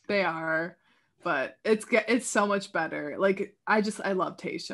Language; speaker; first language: English; native; English